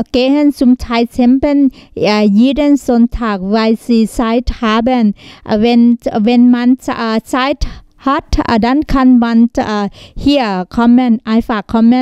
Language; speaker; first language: German; non-native, learner; Thai